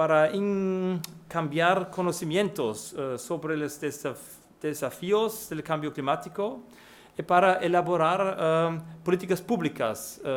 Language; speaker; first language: Spanish; non-native, fluent; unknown